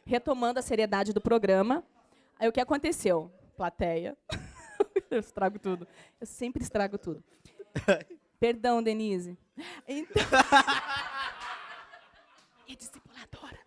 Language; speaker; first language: Portuguese; native; Portuguese